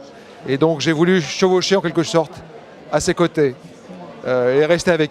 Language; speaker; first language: French; native; French